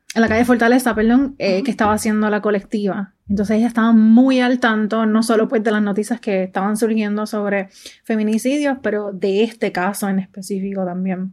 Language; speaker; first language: Spanish; early bilingual, heritage; Spanish